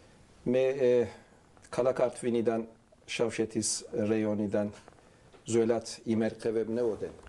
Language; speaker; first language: Georgian; early bilingual, heritage; Turkish